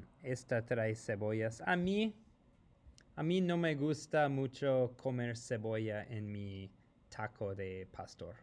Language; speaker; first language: Spanish; non-native, fluent; English